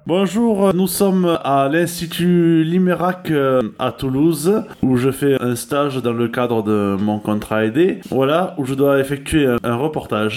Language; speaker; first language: French; native; French